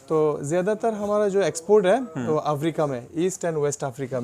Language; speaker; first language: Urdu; non-native, fluent; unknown